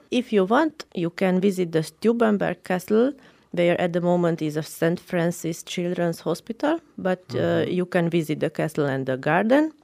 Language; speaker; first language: English; non-native, learner; Romanian